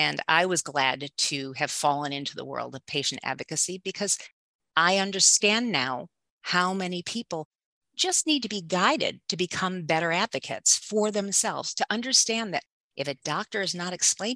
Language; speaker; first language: English; native; English